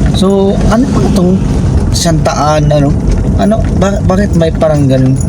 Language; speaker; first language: Filipino; native; Filipino